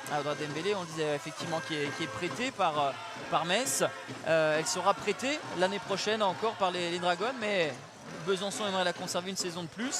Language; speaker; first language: French; native; French